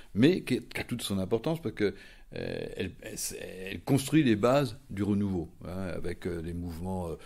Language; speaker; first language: French; native; French